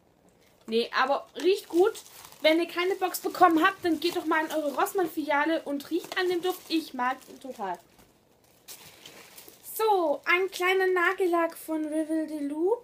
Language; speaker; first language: German; native; German